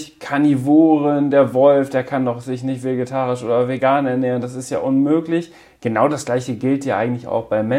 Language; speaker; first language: German; native; German